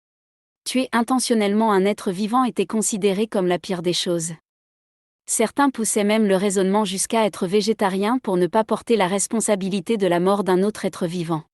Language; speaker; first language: French; native; French